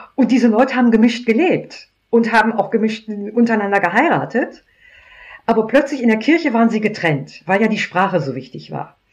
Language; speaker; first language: German; native; German